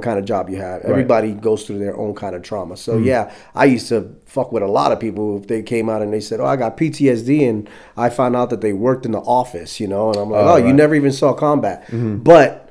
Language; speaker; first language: English; native; English